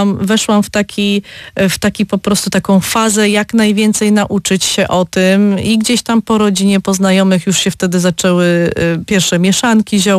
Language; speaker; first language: Polish; native; Polish